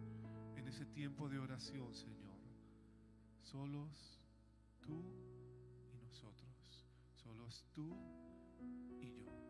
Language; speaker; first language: Spanish; native; Spanish